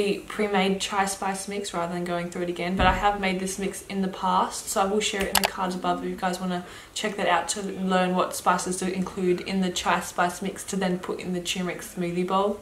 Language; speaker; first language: English; native; English